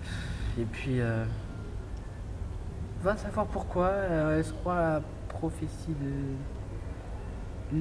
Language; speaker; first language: French; native; French